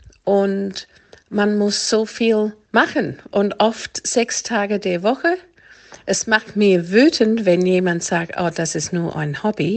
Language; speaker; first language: German; non-native, fluent; English